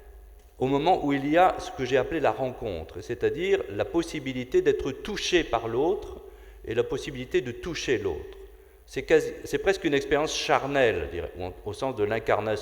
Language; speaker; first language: French; native; French